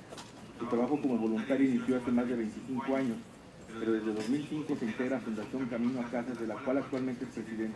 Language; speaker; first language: Spanish; native; Spanish